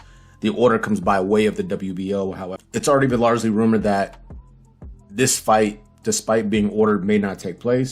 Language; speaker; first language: English; native; English